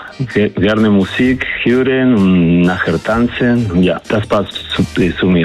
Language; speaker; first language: German; non-native, learner; Spanish